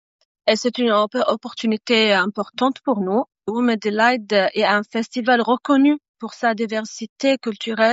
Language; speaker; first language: French; non-native, fluent; Arabic